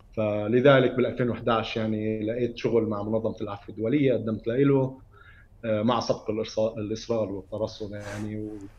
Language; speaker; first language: Arabic; native; Arabic